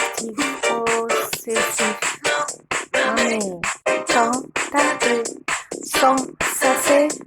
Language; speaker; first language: French; non-native, fluent; Arabic